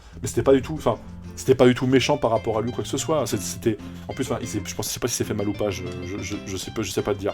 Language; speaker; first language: French; native; French